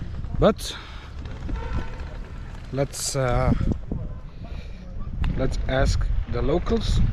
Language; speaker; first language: English; non-native, fluent; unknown